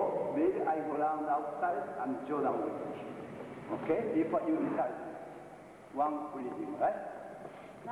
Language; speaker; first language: English; non-native, learner; Japanese